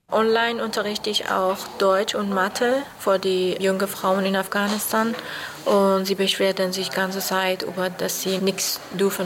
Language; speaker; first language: German; non-native, learner; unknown